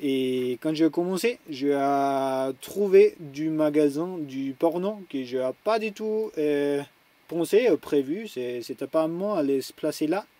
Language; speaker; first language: French; non-native, learner; German